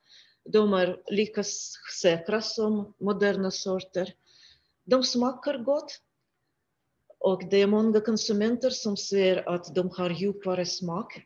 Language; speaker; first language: Swedish; non-native, fluent; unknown